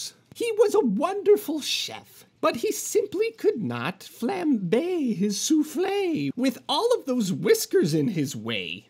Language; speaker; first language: English; native; English